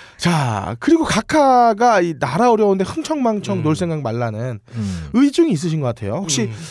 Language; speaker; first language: Korean; native; Korean